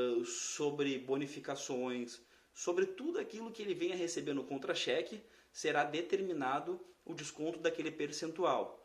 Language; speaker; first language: Portuguese; native; Portuguese